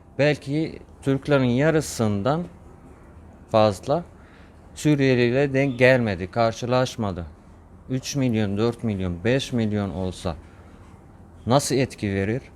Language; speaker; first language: Turkish; non-native, fluent; Arabic